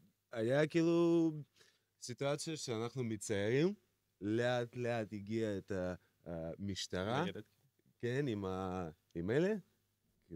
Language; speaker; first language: Hebrew; non-native, fluent; Russian